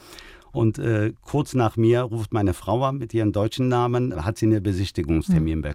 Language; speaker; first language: German; early bilingual, other home language; Turkish